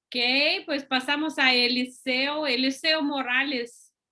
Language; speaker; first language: Spanish; non-native, fluent; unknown